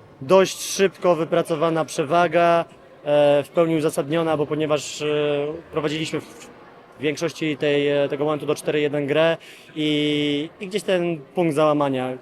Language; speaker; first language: Polish; native; Polish